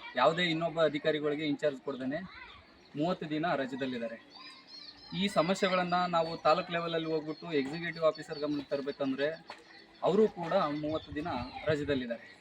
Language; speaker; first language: Kannada; native; Kannada